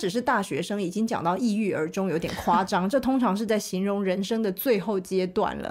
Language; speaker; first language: Chinese; native; Chinese